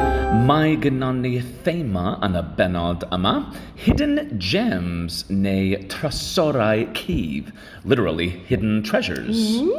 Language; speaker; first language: Welsh; non-native, learner; English